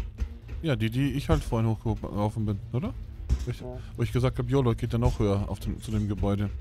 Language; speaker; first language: German; native; German